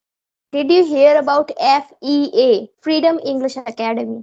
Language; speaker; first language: English; non-native, local second language; Hindi